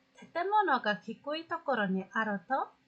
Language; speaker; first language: Japanese; non-native, fluent; Mongolian